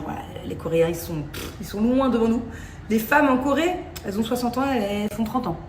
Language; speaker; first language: French; native; French